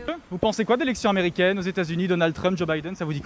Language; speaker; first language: French; native; French